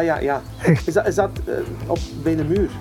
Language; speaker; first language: Dutch; non-native, learner; English